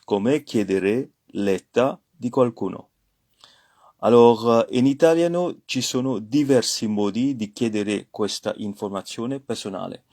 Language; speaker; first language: Italian; non-native, fluent; French